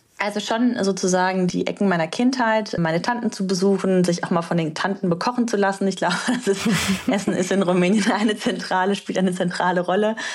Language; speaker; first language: German; early bilingual, other home language; Romanian